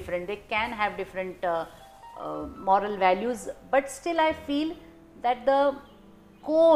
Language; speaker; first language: English; non-native, local second language; Marathi